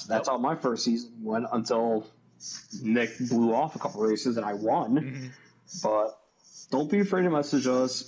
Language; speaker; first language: English; native; English